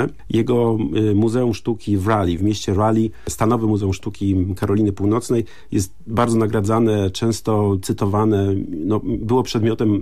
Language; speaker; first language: Polish; native; Polish